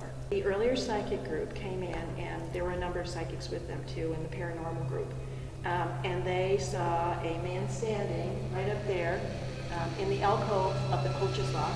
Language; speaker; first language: English; native; English